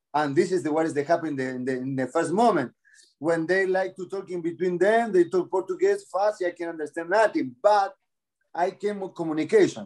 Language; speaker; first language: English; non-native, learner; Spanish